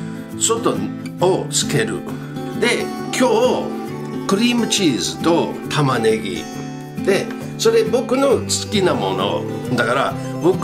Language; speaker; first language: Japanese; non-native, learner; English